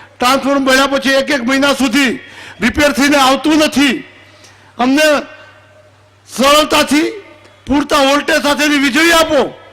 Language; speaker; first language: Gujarati; native; Gujarati